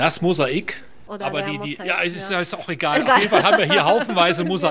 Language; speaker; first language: German; native; German